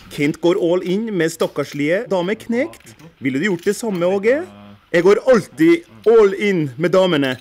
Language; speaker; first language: Norwegian; native; Norwegian